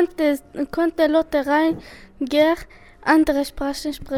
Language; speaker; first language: German; non-native, learner; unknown